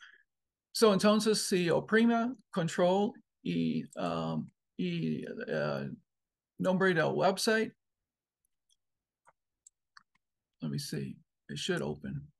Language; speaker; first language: Spanish; non-native, learner; English